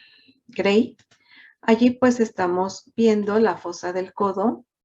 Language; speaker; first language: Spanish; native; Spanish